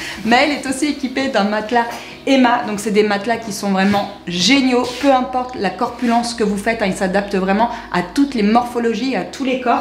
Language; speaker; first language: French; native; French